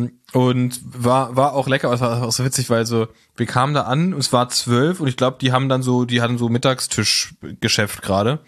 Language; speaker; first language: German; native; German